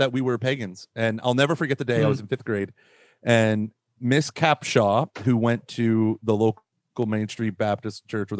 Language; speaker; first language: English; native; English